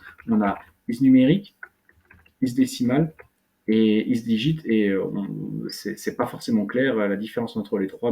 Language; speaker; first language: French; native; French